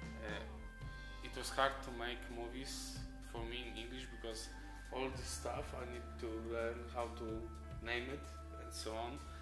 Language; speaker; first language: English; non-native, learner; Polish